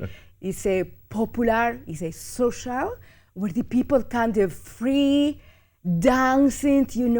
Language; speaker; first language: English; non-native, learner; Spanish